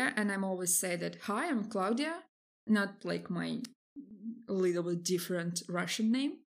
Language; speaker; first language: English; non-native, fluent; Russian